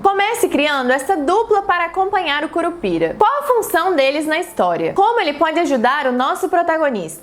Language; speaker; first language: Portuguese; native; Portuguese